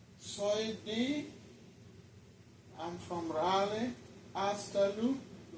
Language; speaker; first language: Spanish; non-native, learner; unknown